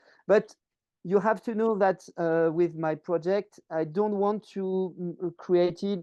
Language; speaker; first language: English; non-native, learner; French